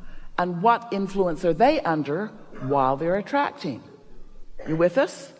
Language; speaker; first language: English; native; English